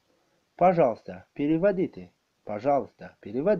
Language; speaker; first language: Russian; non-native, learner; Tajik